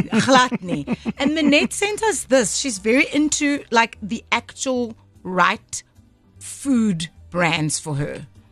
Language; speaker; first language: English; non-native, local second language; Afrikaans